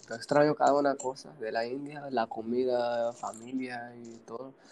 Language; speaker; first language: Spanish; non-native, fluent; Punjabi